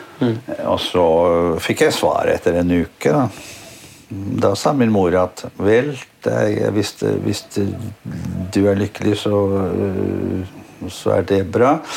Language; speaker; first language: Norwegian; native; Norwegian